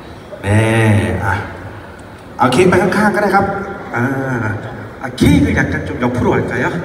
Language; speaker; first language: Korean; non-native, fluent; Thai